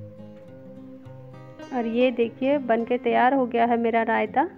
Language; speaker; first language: Hindi; non-native, local second language; Garhwali